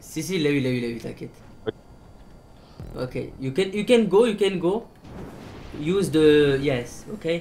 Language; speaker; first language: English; non-native, learner; French